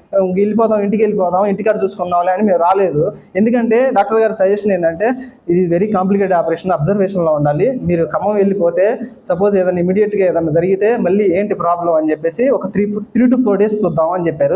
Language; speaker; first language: Telugu; native; Telugu